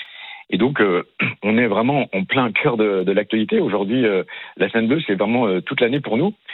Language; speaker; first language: French; native; French